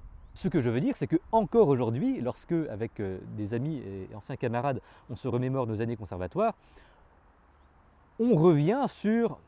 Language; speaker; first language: French; native; French